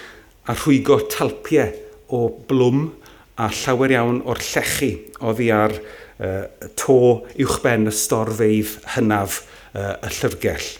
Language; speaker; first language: Welsh; native; Welsh